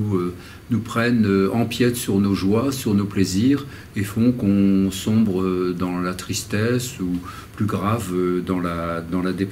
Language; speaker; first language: French; native; French